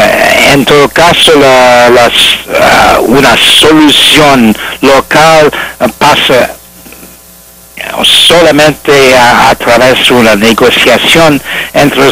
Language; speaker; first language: Spanish; non-native, fluent; French